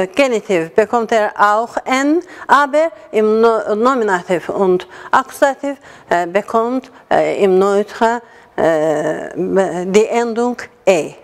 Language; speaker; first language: German; non-native, fluent; Azerbaijani